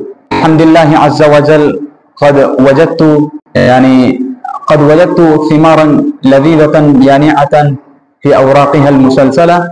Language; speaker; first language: Arabic; non-native, fluent; Urdu